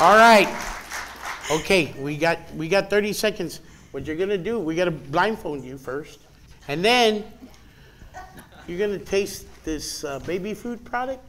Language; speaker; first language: English; early bilingual, other home language; Spanish